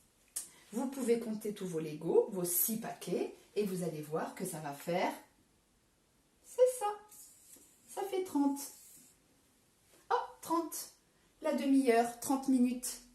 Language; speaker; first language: French; native; French